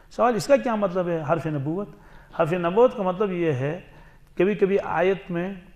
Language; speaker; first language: Urdu; non-native, local second language; Kashmiri